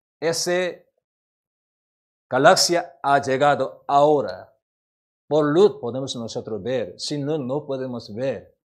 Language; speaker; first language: Spanish; non-native, learner; Korean